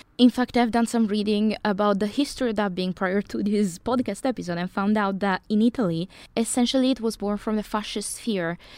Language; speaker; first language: English; non-native, fluent; Italian